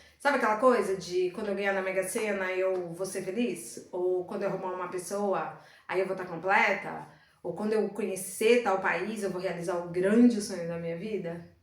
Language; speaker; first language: Portuguese; native; Portuguese